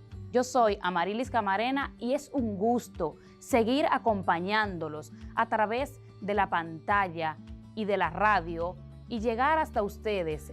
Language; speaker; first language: Spanish; native; Spanish